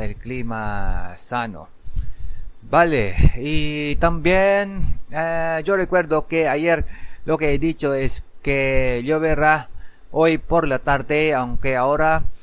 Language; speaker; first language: Spanish; non-native, learner; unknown